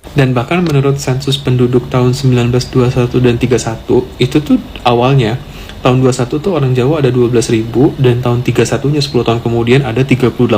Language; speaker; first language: Indonesian; native; Indonesian